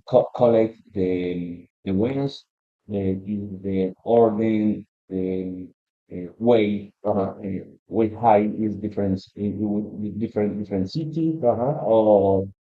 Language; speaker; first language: English; non-native, learner; Spanish